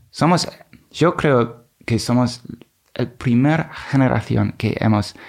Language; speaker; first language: Spanish; non-native, fluent; English